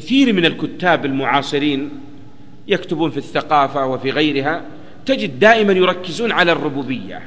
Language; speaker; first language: Arabic; native; Arabic